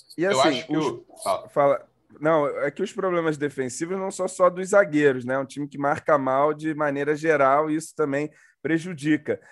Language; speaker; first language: Portuguese; native; Portuguese